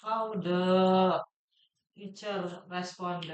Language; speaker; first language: English; non-native, learner; Indonesian